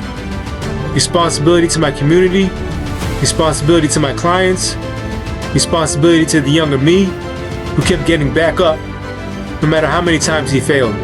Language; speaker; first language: English; native; English